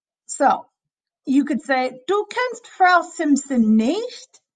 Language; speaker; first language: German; non-native, fluent; English